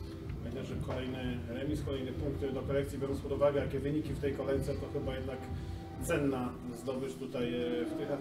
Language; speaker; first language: Polish; native; Polish